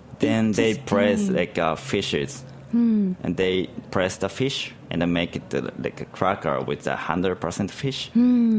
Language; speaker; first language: English; non-native, learner; Japanese